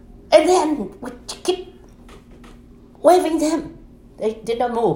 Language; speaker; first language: English; non-native, fluent; Vietnamese